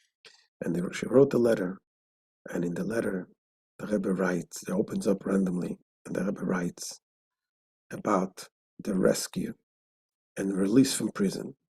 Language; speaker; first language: English; non-native, fluent; Hebrew